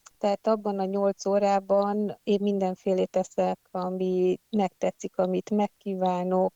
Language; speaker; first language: Hungarian; native; Hungarian